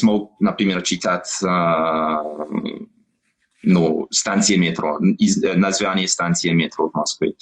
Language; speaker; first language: Russian; non-native, learner; English